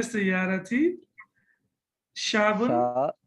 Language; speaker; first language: Arabic; non-native, fluent; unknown